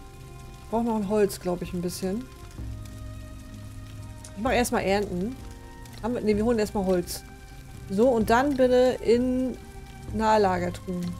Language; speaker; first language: German; native; German